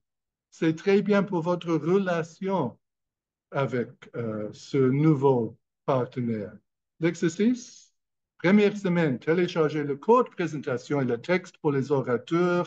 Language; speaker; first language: French; non-native, fluent; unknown